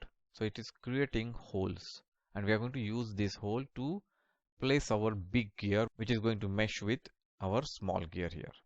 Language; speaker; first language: English; non-native, local second language; Marathi